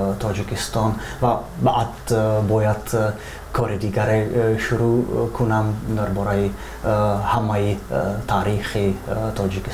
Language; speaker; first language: Tajik; non-native, fluent; Czech